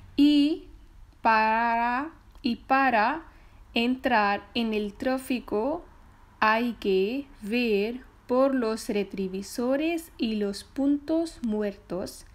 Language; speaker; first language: Spanish; non-native, learner; Punjabi